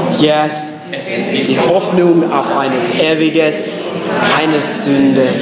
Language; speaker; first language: German; non-native, fluent; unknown